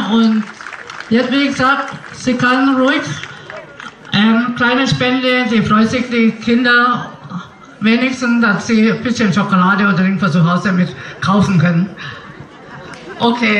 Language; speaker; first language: German; non-native, fluent; Thai